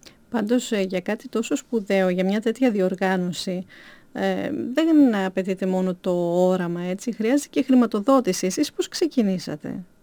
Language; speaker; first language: Greek; native; Greek